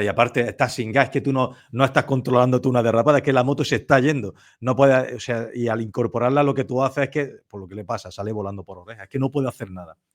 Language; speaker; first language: Spanish; native; Spanish